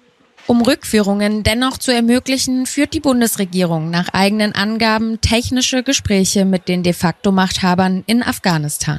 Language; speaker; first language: German; native; German